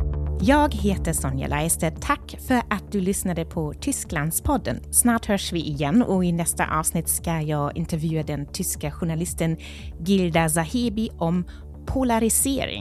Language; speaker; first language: Swedish; non-native, fluent; German